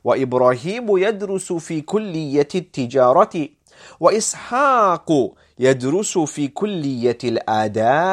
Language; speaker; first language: Arabic; non-native, fluent; English